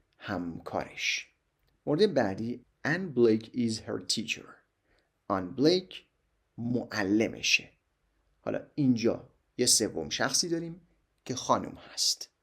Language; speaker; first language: Persian; native; Persian